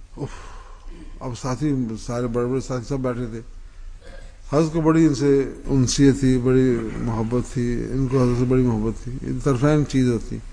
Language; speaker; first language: Urdu; non-native, local second language; Punjabi